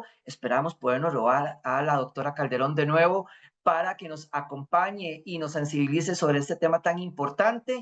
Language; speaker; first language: Spanish; native; Spanish